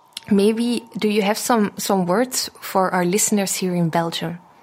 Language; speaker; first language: English; non-native, fluent; Dutch